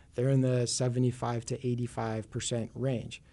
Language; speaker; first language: English; native; English